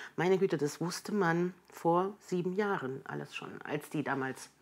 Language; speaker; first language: German; native; German